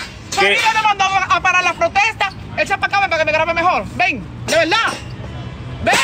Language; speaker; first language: Spanish; native; Spanish